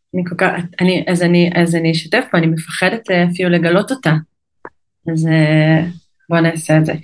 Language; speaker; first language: Hebrew; native; Hebrew